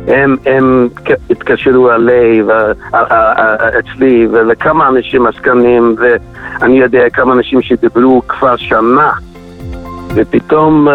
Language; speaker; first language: Hebrew; non-native, fluent; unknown